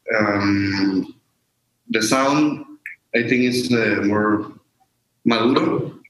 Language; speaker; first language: English; non-native, learner; Spanish